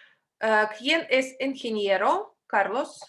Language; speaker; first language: Spanish; non-native, fluent; Russian